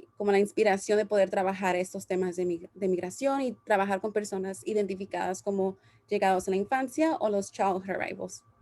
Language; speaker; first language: Spanish; early bilingual, heritage; Spanish